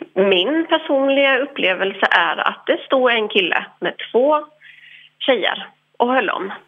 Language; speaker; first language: Swedish; early bilingual, other home language; English